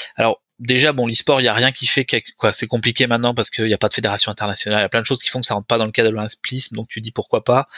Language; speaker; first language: French; native; French